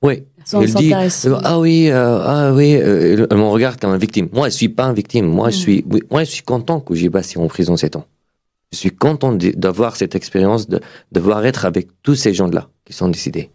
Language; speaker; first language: French; non-native, fluent; Arabic